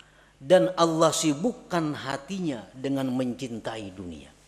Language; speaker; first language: Indonesian; non-native, local second language; Banjar